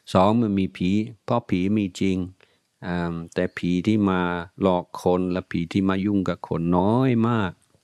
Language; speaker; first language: Thai; non-native, fluent; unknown